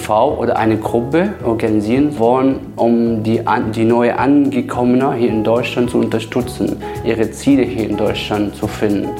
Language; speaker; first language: German; non-native, fluent; Arabic